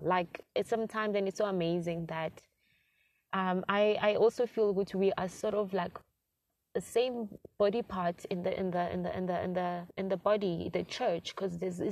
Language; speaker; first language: English; non-native, local second language; Zulu